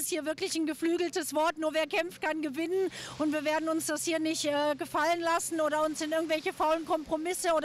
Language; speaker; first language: German; native; German